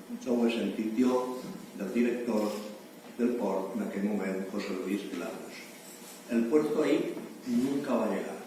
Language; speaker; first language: Spanish; non-native, local second language; Catalan